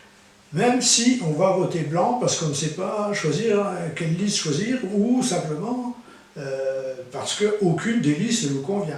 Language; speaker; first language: French; native; French